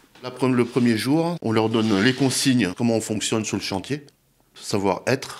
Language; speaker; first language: French; native; French